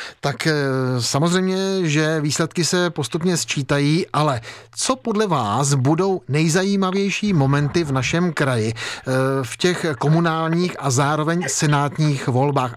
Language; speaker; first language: Czech; native; Czech